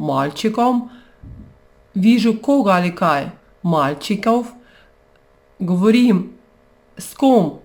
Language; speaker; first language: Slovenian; non-native, fluent; Russian